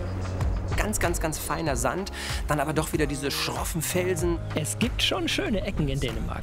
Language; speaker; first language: German; native; German